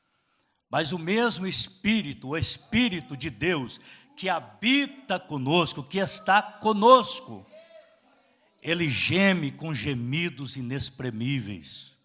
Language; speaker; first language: Portuguese; native; Portuguese